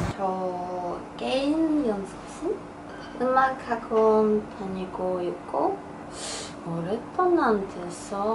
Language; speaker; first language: Korean; non-native, fluent; Thai